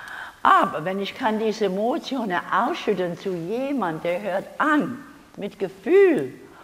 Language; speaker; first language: German; non-native, learner; English